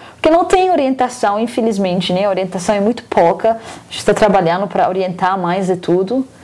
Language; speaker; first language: Portuguese; non-native, fluent; Arabic